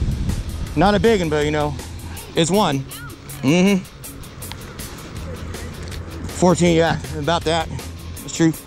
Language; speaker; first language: English; native; English